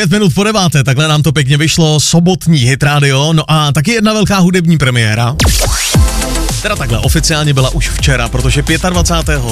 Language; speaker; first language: Czech; native; Czech